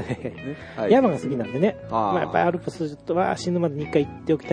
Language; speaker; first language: Japanese; native; Japanese